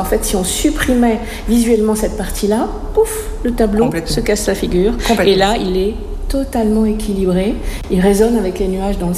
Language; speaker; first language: French; native; French